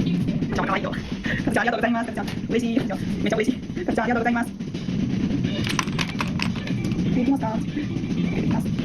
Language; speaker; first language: Japanese; non-native, learner; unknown